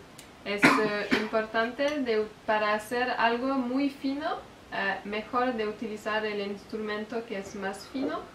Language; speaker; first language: Spanish; non-native, fluent; French